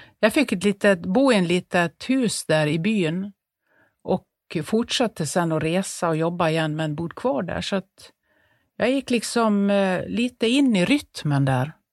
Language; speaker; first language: Swedish; native; Swedish